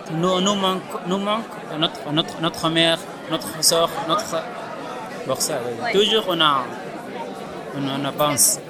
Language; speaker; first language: French; non-native, learner; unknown